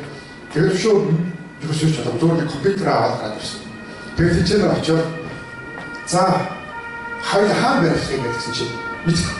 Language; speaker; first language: Mongolian; early bilingual, heritage; Mongolian